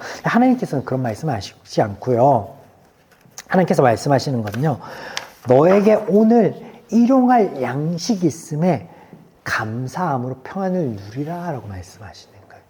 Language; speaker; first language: Korean; native; Korean